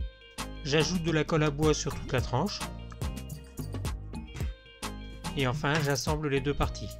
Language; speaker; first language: French; native; French